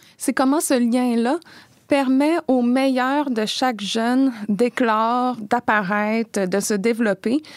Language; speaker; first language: French; native; French